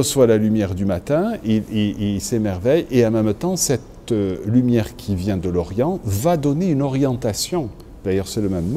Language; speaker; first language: French; native; French